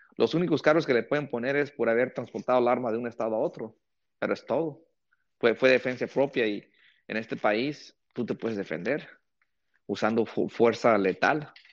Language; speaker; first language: Spanish; early bilingual, heritage; Spanish